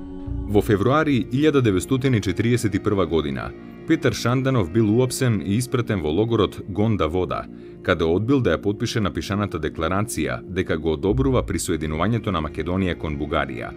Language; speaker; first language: Macedonian; native; Macedonian